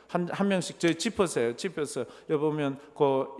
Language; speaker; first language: Korean; native; Korean